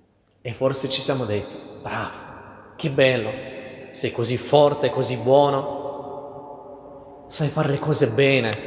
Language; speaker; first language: Italian; non-native, fluent; Portuguese